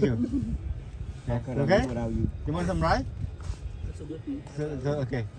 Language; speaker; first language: English; non-native, learner; Khmer